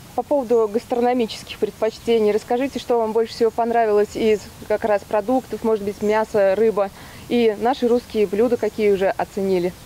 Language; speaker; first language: Russian; native; Russian